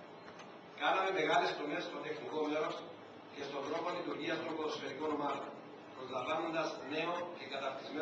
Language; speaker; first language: Greek; native; Greek